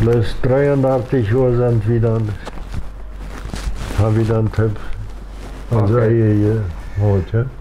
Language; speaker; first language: German; non-native, local second language; Plautdietsch